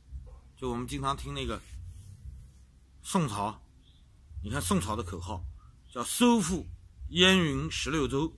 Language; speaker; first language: Chinese; native; Chinese